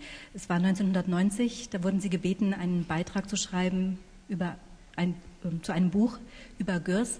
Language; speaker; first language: German; native; German